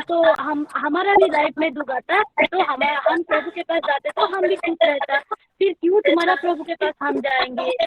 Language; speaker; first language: Hindi; non-native, local second language; Bangla